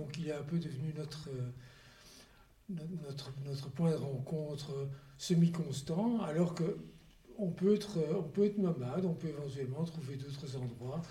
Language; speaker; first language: French; native; French